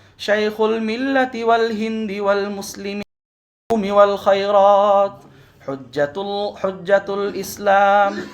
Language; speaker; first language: Arabic; non-native, fluent; Bangla